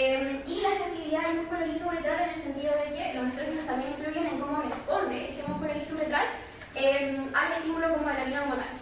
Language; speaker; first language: Spanish; native; Spanish